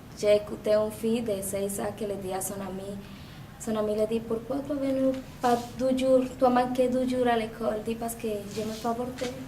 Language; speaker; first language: French; non-native, learner; Spanish